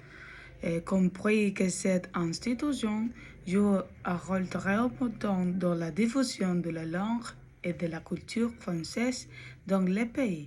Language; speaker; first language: French; non-native, learner; Spanish